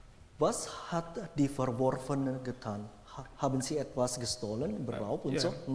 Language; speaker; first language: German; non-native, fluent; Indonesian